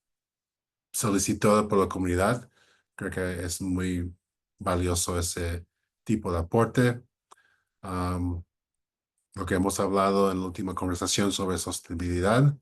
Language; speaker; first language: Spanish; non-native, fluent; English